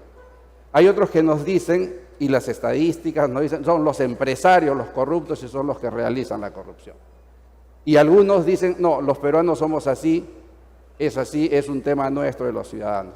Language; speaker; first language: Spanish; native; Spanish